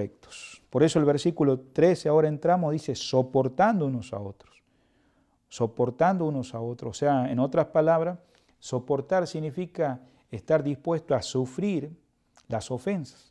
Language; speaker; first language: Spanish; native; Spanish